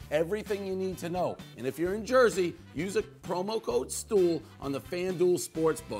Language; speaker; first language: English; native; English